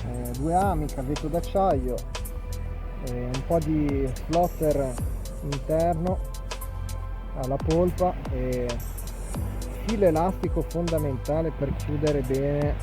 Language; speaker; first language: Italian; native; Italian